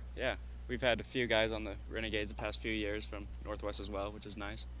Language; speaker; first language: English; native; English